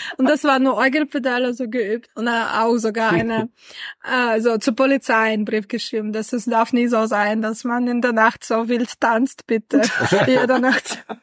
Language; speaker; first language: German; non-native, fluent; Russian